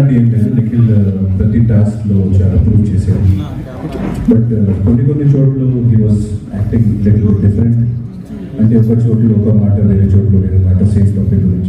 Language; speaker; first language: Telugu; non-native, fluent; Hindi